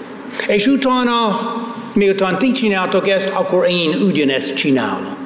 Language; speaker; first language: Hungarian; non-native, fluent; English